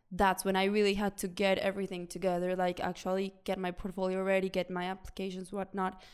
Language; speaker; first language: English; non-native, fluent; Spanish